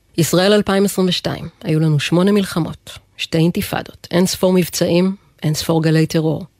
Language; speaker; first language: Hebrew; native; Hebrew